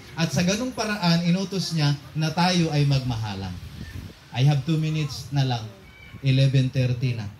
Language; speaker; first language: Filipino; non-native, local second language; Cebuano